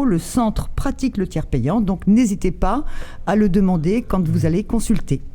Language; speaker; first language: French; native; French